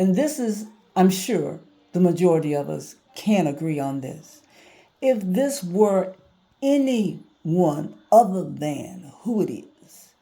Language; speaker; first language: English; native; English